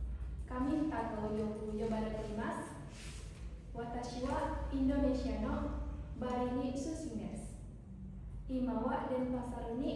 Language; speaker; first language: Japanese; non-native, learner; Indonesian